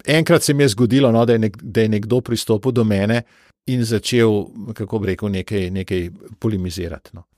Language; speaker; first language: Slovenian; native; Slovenian